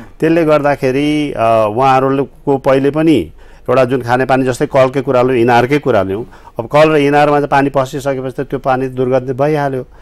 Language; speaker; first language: Nepali; native; Nepali